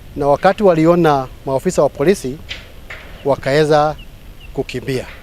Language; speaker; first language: Swahili; non-native, local second language; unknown